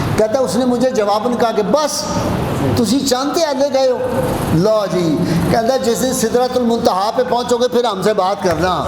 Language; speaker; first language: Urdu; non-native, local second language; Punjabi